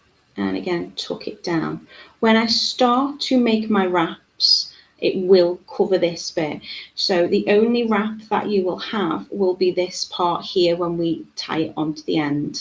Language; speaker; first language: English; native; English